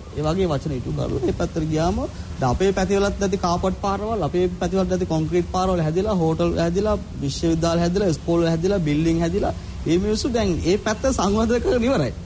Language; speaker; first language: Sinhala; non-native, local second language; Tamil